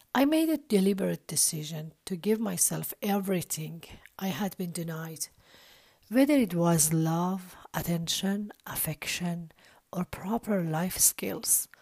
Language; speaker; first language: English; non-native, fluent; Persian